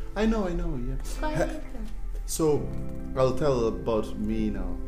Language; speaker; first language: English; non-native, fluent; Portuguese